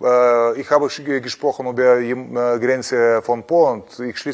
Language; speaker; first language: German; non-native, fluent; Russian